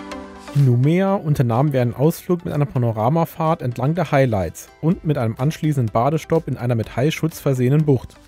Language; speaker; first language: German; native; German